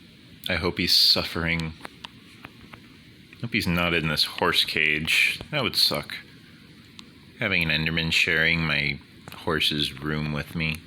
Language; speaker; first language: English; native; English